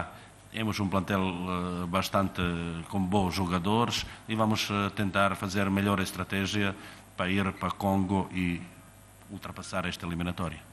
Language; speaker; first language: Portuguese; non-native, fluent; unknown